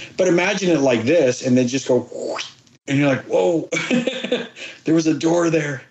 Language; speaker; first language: English; early bilingual, other home language; Persian